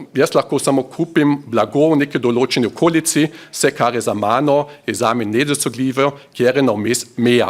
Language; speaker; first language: Slovenian; native; Slovenian